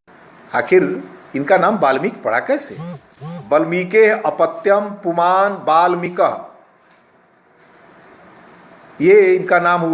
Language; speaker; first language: Hindi; native; Hindi